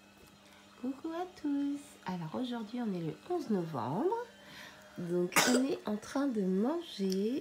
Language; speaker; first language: French; native; French